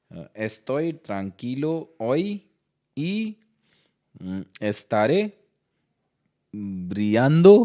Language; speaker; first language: Spanish; non-native, learner; Hindi